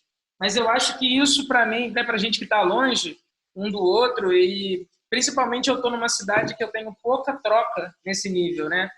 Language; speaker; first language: Portuguese; native; Portuguese